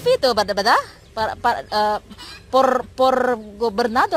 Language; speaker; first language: Spanish; non-native, learner; Indonesian